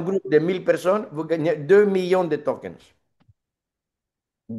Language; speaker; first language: French; non-native, learner; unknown